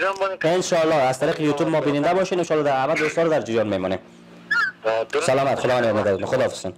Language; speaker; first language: Persian; native; Persian